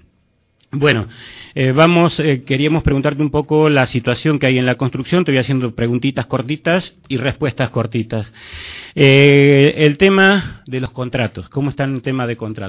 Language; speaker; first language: Spanish; native; Spanish